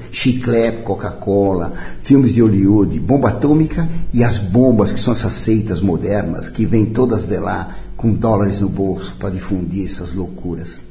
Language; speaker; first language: Portuguese; early bilingual, other home language; Italian